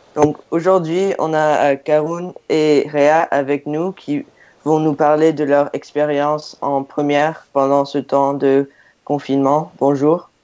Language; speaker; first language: French; non-native, fluent; English